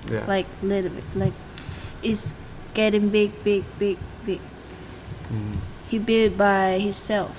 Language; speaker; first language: English; non-native, learner; Thai